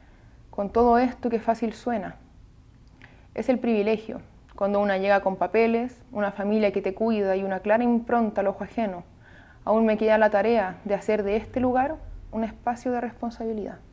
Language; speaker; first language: Spanish; native; Spanish